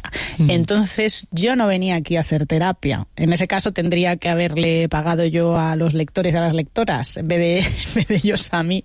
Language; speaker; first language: Spanish; native; Spanish